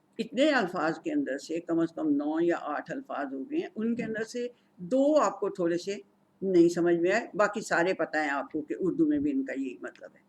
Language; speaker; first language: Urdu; non-native, local second language; Punjabi